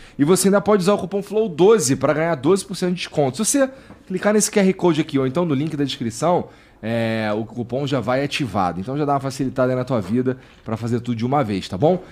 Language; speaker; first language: Portuguese; native; Portuguese